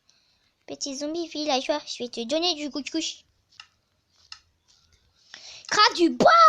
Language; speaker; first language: French; native; French